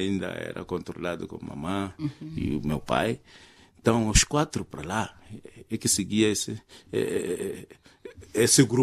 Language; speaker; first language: Portuguese; non-native, local second language; Makhuwa